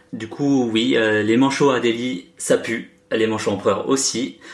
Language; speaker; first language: French; native; French